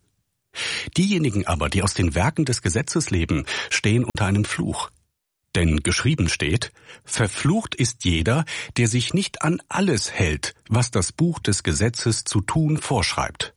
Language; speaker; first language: German; native; German